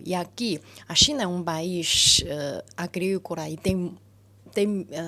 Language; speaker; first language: Portuguese; non-native, fluent; Chinese